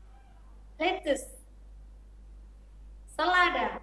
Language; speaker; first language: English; non-native, fluent; Indonesian